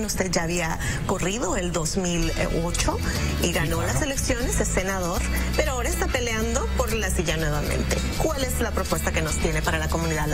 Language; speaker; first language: Spanish; native; Spanish